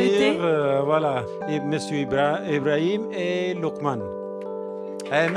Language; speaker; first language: French; non-native, learner; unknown